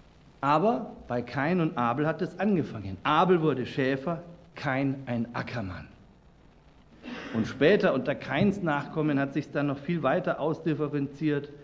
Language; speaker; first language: German; native; German